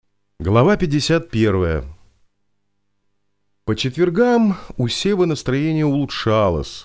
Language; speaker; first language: Russian; native; Russian